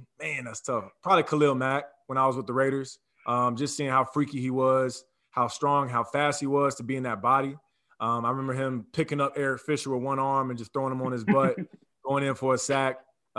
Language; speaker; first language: English; native; English